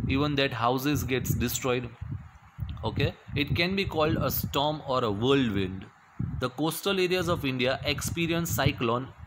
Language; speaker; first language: English; non-native, local second language; Gujarati